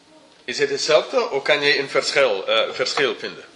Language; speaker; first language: Dutch; non-native, fluent; English